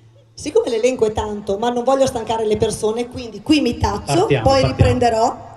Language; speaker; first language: Italian; native; Italian